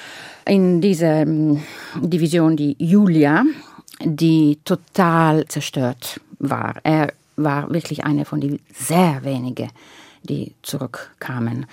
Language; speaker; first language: German; non-native, learner; Italian